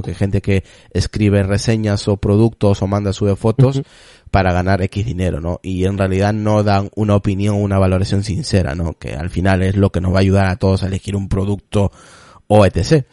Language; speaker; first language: Spanish; native; Spanish